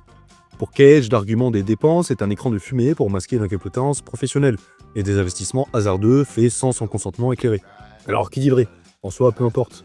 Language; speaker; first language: French; native; French